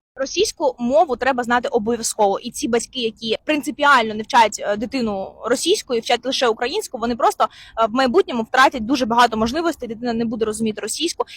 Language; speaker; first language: Ukrainian; non-native, local second language; Russian